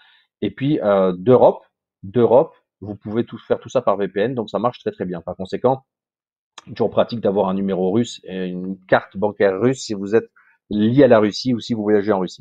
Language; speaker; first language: French; native; French